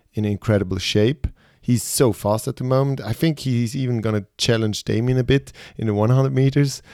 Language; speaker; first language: English; non-native, fluent; Swiss German